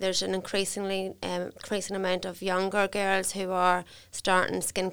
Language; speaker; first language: English; native; English